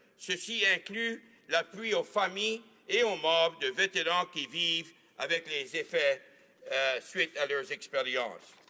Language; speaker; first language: French; native; French